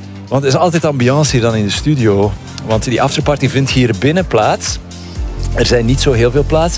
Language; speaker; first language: Dutch; native; Dutch